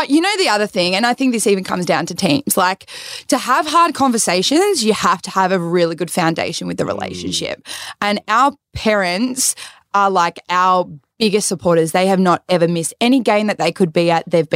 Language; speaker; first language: English; native; English